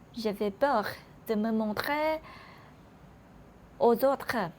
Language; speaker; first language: French; non-native, learner; Vietnamese